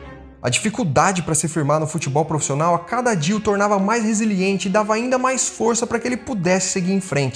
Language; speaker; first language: Portuguese; native; Portuguese